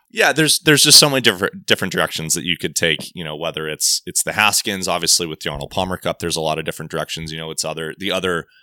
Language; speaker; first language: English; native; English